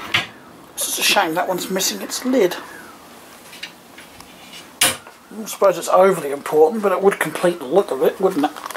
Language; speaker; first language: English; native; English